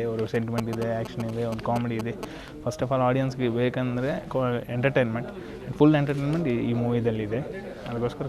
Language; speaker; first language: Kannada; non-native, learner; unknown